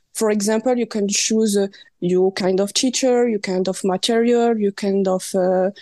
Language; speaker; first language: English; non-native, learner; French